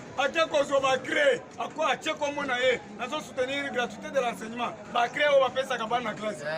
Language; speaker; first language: Lingala; non-native, local second language; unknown